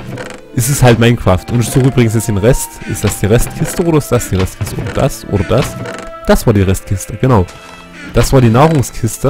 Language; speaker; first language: German; native; German